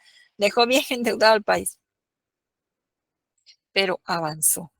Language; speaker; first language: Spanish; native; Spanish